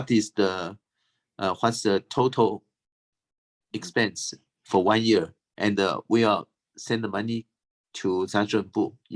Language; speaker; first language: English; non-native, fluent; Chinese